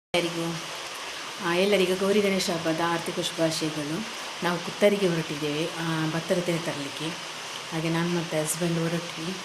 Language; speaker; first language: Kannada; non-native, local second language; Tulu